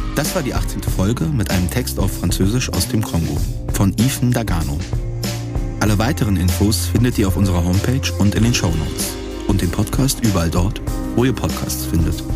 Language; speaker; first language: German; native; German